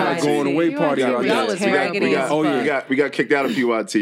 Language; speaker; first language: English; non-native, local second language; Igbo